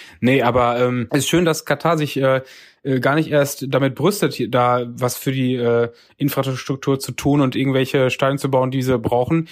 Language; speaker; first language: German; native; German